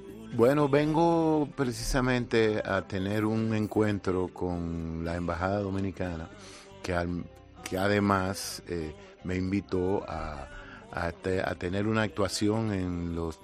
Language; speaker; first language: Spanish; native; Spanish